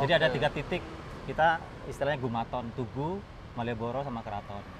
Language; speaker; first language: Indonesian; native; Indonesian